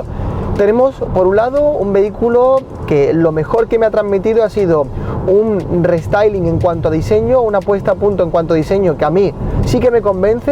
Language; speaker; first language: Spanish; native; Spanish